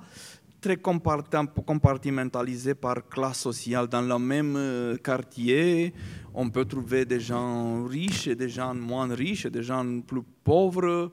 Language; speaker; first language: French; non-native, fluent; Romanian